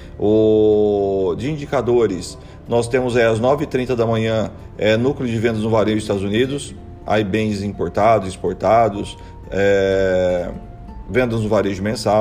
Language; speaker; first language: Portuguese; native; Portuguese